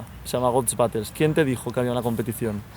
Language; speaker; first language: Spanish; native; Spanish